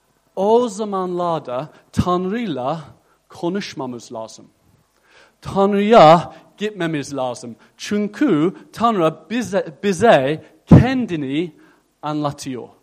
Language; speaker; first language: Turkish; non-native, fluent; English